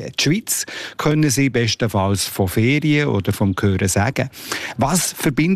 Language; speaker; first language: German; native; German